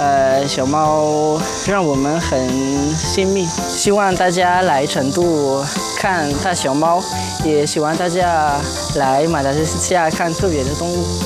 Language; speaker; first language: Chinese; non-native, learner; Malagasy